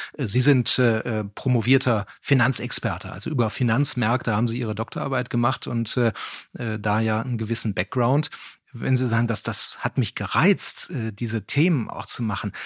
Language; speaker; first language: German; native; German